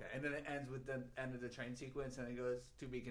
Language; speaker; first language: English; native; English